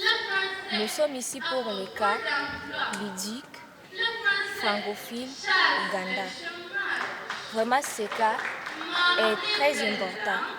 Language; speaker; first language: French; non-native, learner; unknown